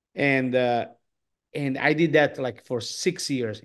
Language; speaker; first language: English; non-native, learner; Italian